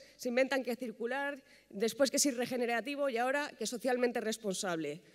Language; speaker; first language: Spanish; native; Spanish